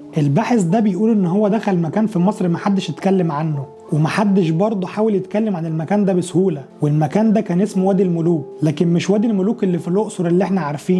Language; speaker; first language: Arabic; native; Arabic